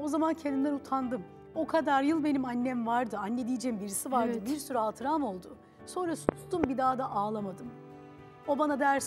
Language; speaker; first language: Turkish; native; Turkish